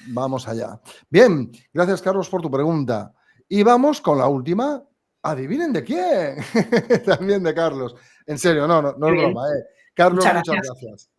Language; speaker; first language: Spanish; native; Spanish